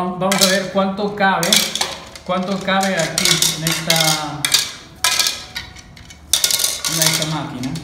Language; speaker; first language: Spanish; non-native, learner; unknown